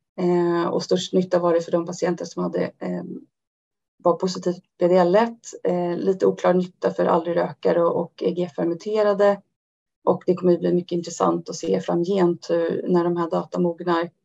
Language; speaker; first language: Swedish; native; Swedish